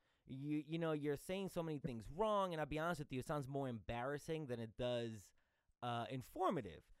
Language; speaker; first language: English; early bilingual, other home language; Spanish